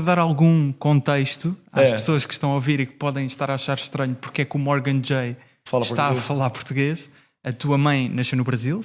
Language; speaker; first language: Portuguese; native; Portuguese